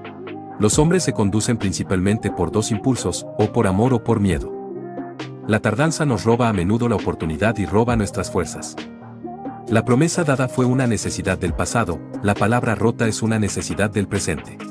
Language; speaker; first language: Spanish; native; Spanish